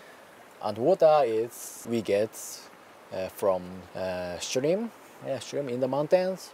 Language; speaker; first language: English; non-native, learner; Japanese